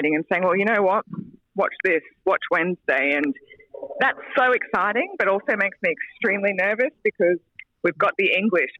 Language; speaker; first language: English; native; English